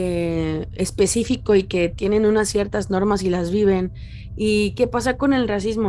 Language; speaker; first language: Spanish; native; Spanish